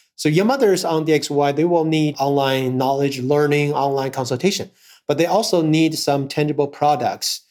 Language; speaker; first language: English; non-native, fluent; Chinese